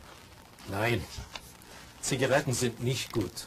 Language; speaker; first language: German; non-native, learner; English